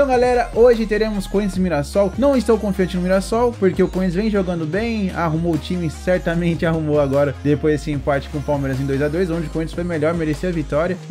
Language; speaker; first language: Portuguese; native; Portuguese